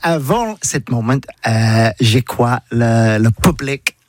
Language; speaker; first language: French; non-native, learner; English